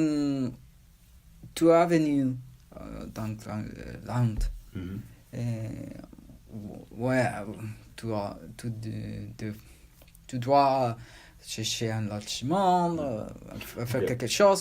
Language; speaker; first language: French; non-native, learner; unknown